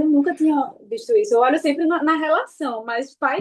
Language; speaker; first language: Portuguese; native; Portuguese